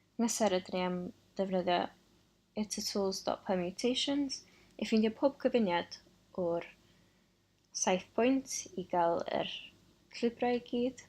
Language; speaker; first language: Welsh; non-native, local second language; English